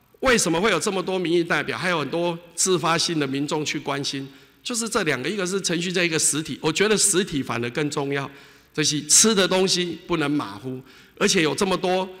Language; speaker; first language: Chinese; native; Chinese